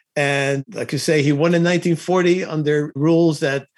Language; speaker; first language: English; early bilingual, other home language; Spanish